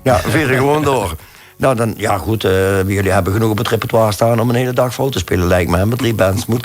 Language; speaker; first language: Dutch; native; Dutch